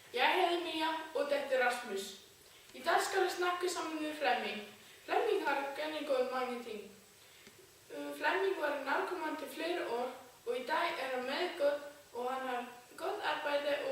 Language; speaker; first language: Danish; non-native, learner; Icelandic